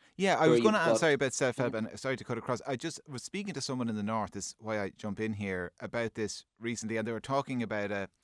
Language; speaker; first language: English; native; English